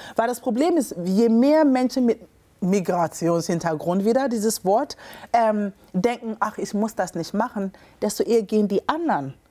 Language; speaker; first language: German; early bilingual, other home language; Akan